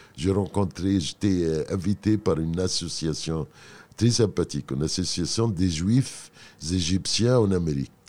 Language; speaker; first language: French; non-native, fluent; Arabic